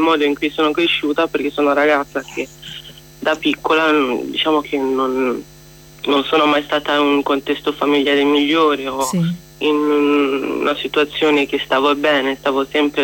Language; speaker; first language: Italian; non-native, fluent; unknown